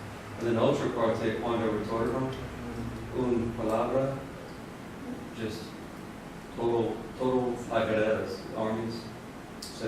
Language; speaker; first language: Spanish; non-native, learner; English